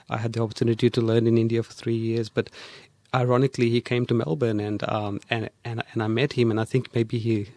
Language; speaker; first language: English; early bilingual, other home language; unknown